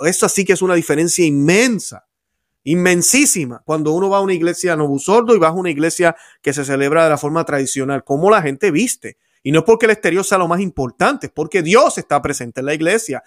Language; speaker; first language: Spanish; native; Spanish